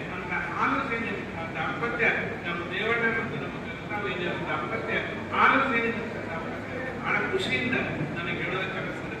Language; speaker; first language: Kannada; native; Kannada